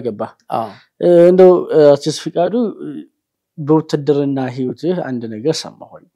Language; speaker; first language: Amharic; native; Amharic